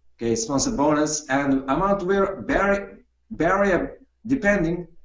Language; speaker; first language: English; non-native, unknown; Japanese